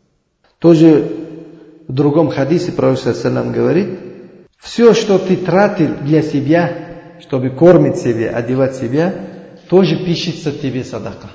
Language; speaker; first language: Russian; non-native, learner; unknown